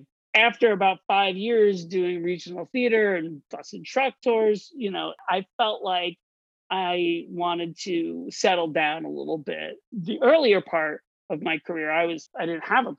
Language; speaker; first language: English; native; English